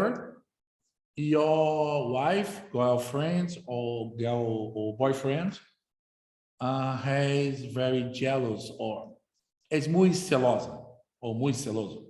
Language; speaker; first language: English; non-native, fluent; Portuguese